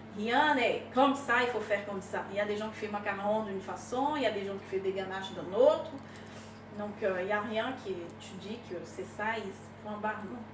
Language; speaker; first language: French; non-native, fluent; Portuguese